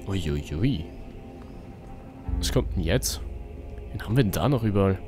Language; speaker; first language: German; native; German